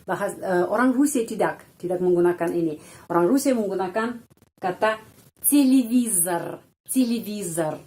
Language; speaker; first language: Indonesian; non-native, fluent; Russian